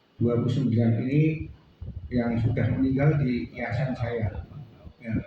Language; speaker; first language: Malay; non-native, local second language; Javanese